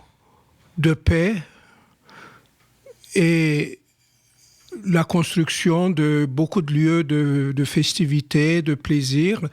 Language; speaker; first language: French; non-native, fluent; Turkish